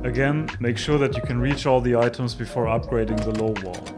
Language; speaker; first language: English; non-native, fluent; German